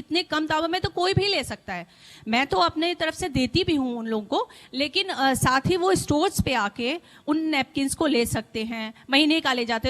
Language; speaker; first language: Hindi; native; Hindi